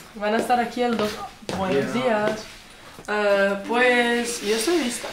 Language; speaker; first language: Spanish; non-native, fluent; Portuguese